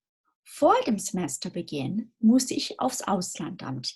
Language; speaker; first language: German; non-native, fluent; English